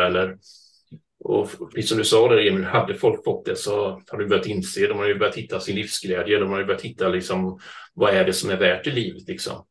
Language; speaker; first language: Swedish; native; Swedish